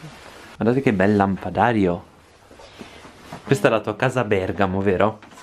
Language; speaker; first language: Italian; native; Italian